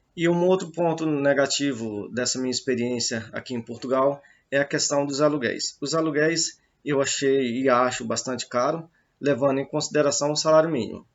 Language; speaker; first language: Portuguese; native; Portuguese